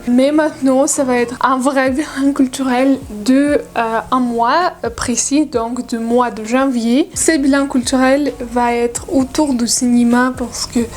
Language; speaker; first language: French; non-native, learner; Russian